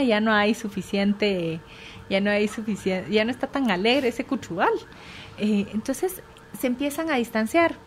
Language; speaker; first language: Spanish; native; Spanish